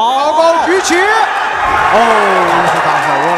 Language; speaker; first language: Chinese; native; Chinese